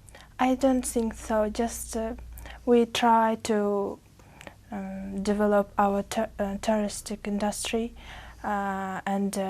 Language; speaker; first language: English; non-native, learner; Uzbek